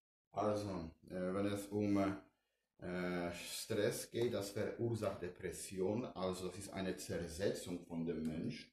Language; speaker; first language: German; non-native, fluent; Polish